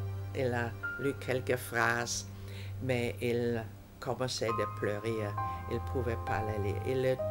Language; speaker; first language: French; non-native, fluent; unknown